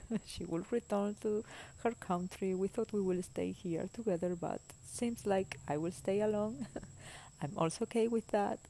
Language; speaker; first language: English; non-native, fluent; Spanish